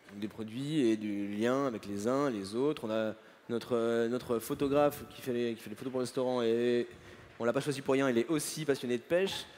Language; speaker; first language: French; native; French